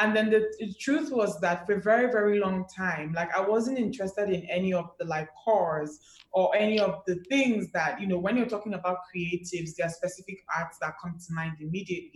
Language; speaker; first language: English; non-native, local second language; Igbo